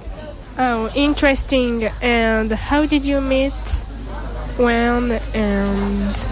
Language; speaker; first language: English; non-native, learner; French